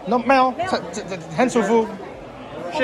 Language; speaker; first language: Chinese; non-native, learner; English